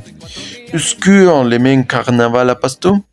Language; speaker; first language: French; non-native, learner; Spanish